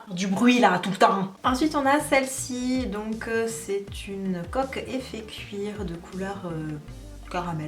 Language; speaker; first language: French; native; French